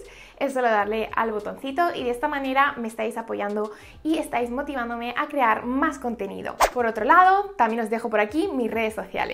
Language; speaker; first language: Spanish; native; Spanish